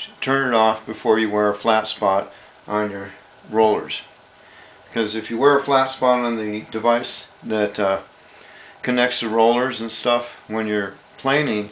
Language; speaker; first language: English; native; English